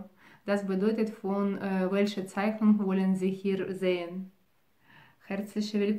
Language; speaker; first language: German; non-native, learner; Russian